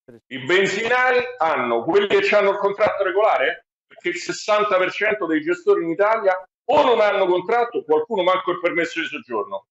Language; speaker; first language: Italian; native; Italian